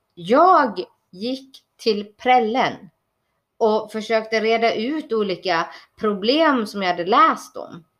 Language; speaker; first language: Swedish; early bilingual, other home language; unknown